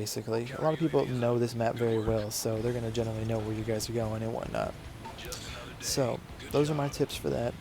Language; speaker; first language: English; native; English